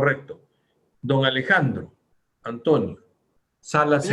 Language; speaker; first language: Spanish; native; Spanish